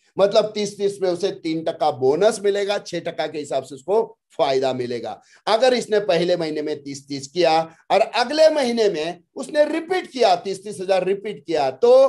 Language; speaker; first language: Hindi; non-native, local second language; Marathi